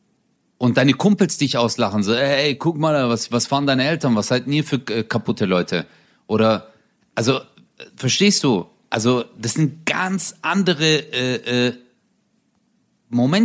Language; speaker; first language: German; early bilingual, other home language; Turkish